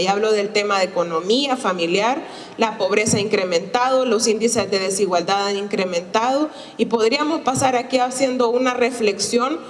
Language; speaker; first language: Spanish; native; Spanish